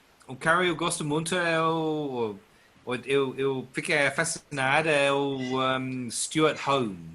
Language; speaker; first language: Portuguese; non-native, learner; English